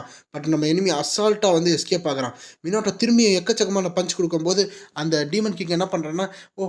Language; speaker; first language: Tamil; native; Tamil